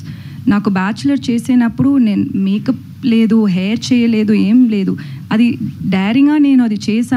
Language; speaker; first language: Telugu; non-native, learner; Tamil